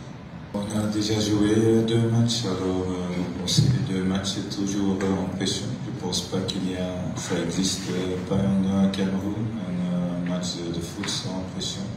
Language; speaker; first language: French; non-native, local second language; Dutch